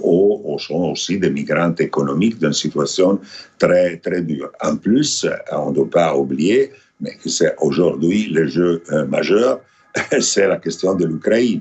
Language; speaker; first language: French; non-native, fluent; Italian